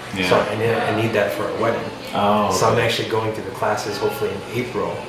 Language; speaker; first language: English; native; English